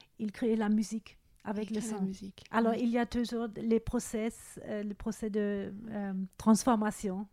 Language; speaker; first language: French; non-native, fluent; German